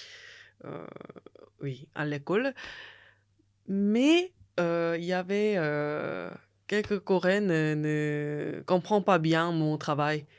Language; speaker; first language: French; non-native, fluent; Korean